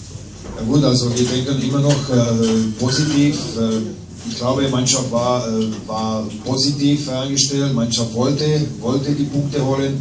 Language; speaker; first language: German; non-native, fluent; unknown